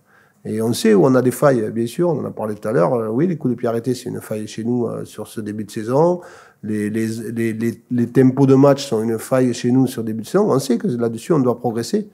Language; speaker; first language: French; native; French